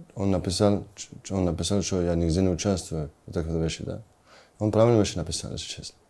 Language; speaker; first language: Russian; non-native, learner; Georgian